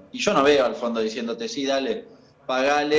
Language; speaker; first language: Spanish; native; Spanish